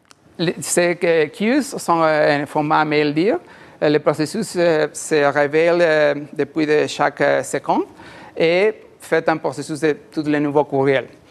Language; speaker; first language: French; non-native, learner; Spanish